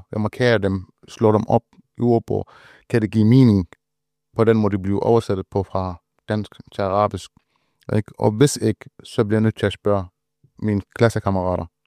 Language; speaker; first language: Danish; non-native, fluent; Arabic